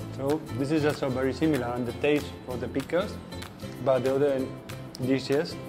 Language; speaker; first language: English; non-native, learner; Spanish